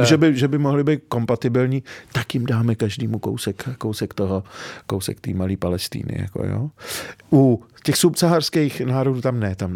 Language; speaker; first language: Czech; early bilingual, other home language; Arabic